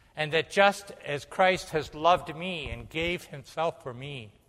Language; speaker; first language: English; early bilingual, other home language; Spanish